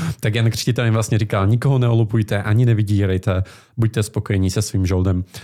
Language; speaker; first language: Czech; native; Czech